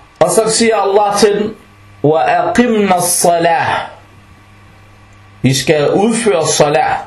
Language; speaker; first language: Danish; non-native, local second language; Arabic